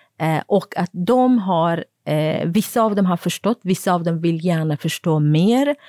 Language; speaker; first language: Swedish; non-native, fluent; Kurdish